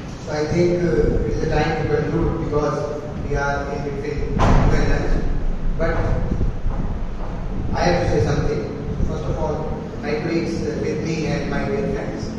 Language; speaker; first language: English; non-native, local second language; Hindi